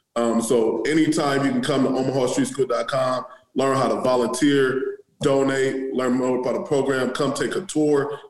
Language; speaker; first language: English; native; English